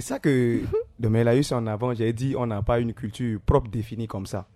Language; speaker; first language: French; non-native, local second language; Sango